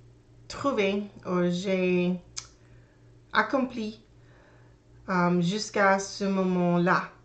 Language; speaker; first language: French; non-native, learner; English